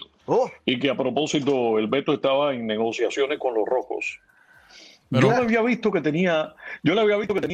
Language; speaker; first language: Spanish; native; Spanish